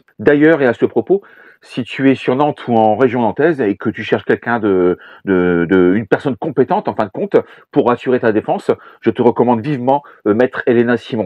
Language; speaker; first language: French; native; French